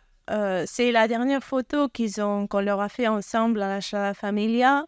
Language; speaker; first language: French; native; French